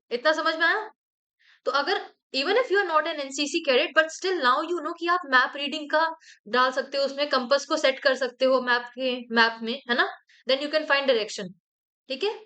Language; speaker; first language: Hindi; native; Hindi